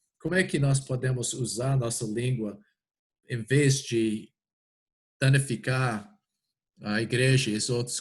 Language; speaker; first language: Portuguese; non-native, fluent; English